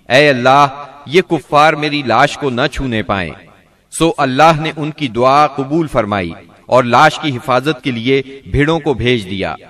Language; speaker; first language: Urdu; native; Urdu